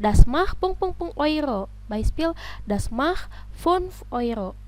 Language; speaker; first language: German; non-native, fluent; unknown